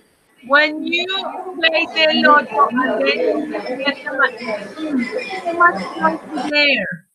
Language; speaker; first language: English; non-native, fluent; Spanish